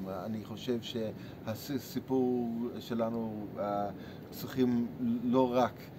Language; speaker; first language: Hebrew; non-native, fluent; English